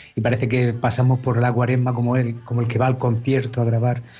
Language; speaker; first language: Spanish; native; Spanish